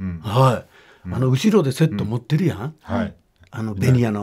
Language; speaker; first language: Japanese; native; Japanese